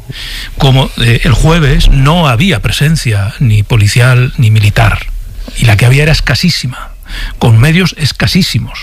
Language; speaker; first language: Spanish; native; Spanish